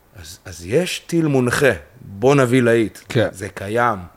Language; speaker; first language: Hebrew; native; Hebrew